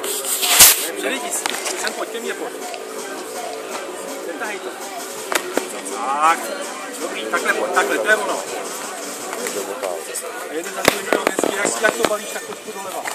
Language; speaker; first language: Czech; native; Czech